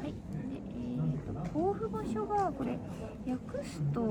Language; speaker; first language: Japanese; native; Japanese